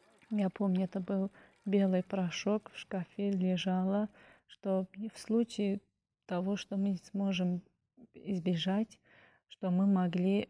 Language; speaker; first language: Russian; non-native, fluent; Azerbaijani